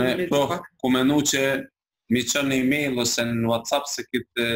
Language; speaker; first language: French; non-native, learner; Albanian